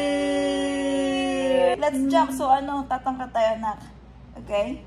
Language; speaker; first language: Filipino; native; Filipino